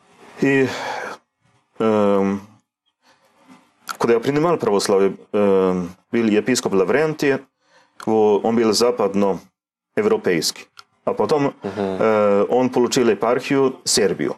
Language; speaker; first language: Russian; non-native, learner; Swedish